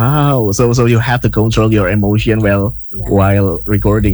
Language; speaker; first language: English; non-native, fluent; Indonesian